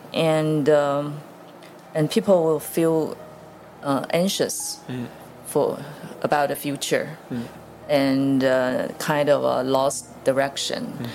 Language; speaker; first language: English; non-native, learner; Chinese